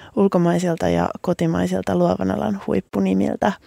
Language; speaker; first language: Finnish; native; Finnish